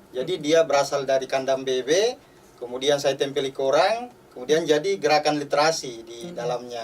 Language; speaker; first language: Indonesian; native; Indonesian